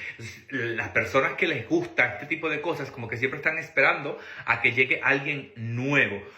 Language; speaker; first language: Spanish; native; Spanish